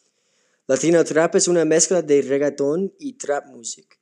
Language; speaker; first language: Spanish; non-native, learner; English